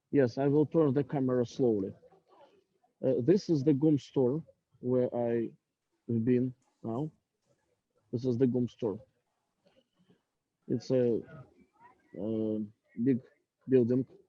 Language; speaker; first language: English; non-native, learner; Russian